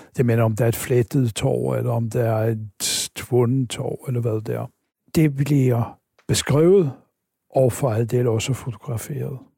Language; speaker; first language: Danish; native; Danish